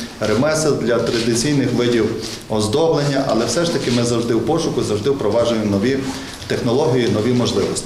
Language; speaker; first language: Ukrainian; native; Ukrainian